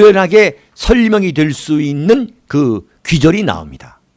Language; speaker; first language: Korean; native; Korean